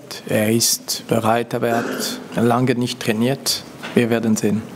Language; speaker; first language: German; non-native, local second language; French